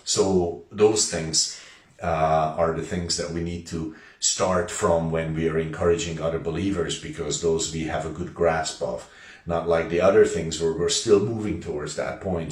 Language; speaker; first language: English; non-native, fluent; Hungarian